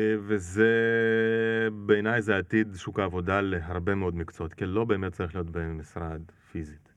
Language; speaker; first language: Hebrew; non-native, fluent; Russian